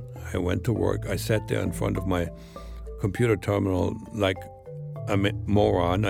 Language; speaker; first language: English; non-native, fluent; German